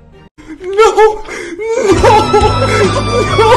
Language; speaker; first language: Spanish; native; Spanish